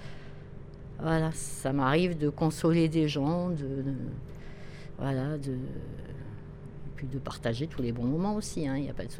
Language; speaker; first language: French; native; French